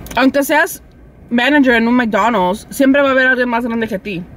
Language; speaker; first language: Spanish; early bilingual, heritage; Spanish